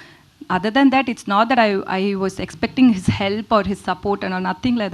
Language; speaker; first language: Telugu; non-native, learner; Tamil